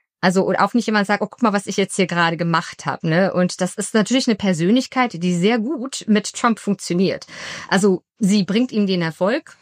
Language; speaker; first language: German; early bilingual, other home language; Romanian